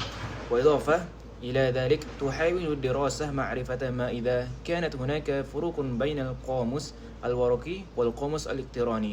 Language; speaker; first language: Arabic; non-native, learner; Malay